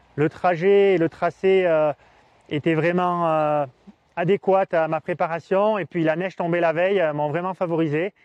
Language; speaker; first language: French; native; French